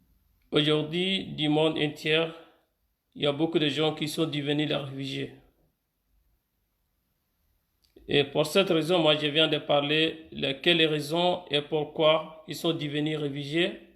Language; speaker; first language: French; non-native, fluent; Arabic